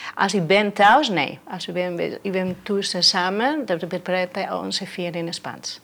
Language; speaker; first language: Dutch; non-native, learner; Spanish